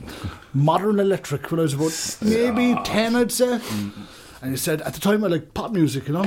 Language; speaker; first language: English; native; English